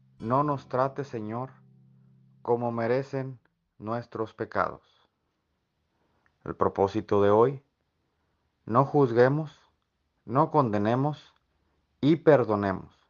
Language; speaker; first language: Spanish; native; Spanish